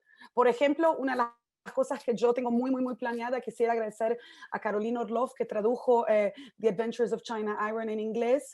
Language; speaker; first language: Spanish; native; Spanish